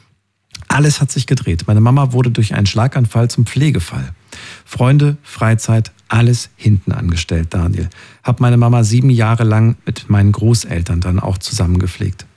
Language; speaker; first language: German; native; German